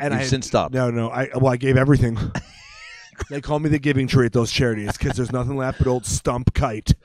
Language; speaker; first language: English; native; English